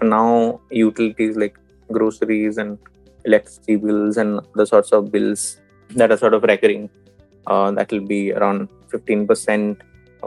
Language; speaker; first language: English; non-native, local second language; Odia